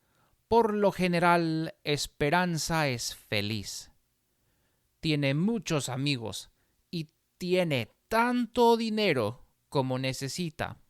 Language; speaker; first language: Spanish; non-native, fluent; English